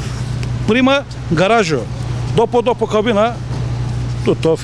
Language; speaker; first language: Italian; non-native, learner; Turkish